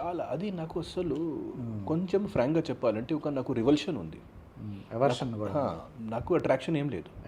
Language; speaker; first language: Telugu; non-native, fluent; Hindi